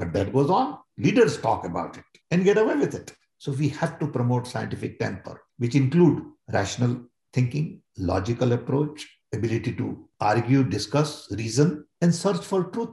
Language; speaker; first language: English; non-native, local second language; Gujarati